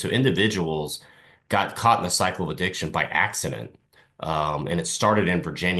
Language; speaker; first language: English; native; English